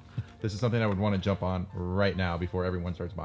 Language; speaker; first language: English; native; English